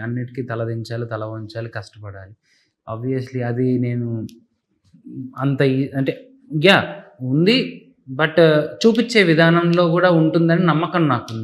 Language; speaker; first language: Telugu; native; Telugu